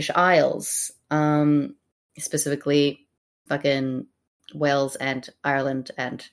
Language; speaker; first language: English; native; English